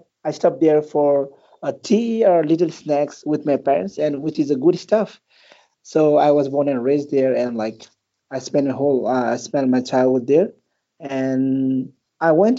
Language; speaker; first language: English; non-native, local second language; Nepali